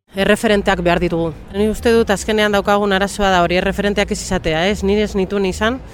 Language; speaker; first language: Basque; non-native, local second language; Spanish